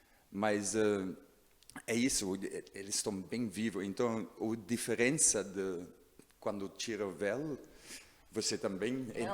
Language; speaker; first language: Portuguese; non-native, learner; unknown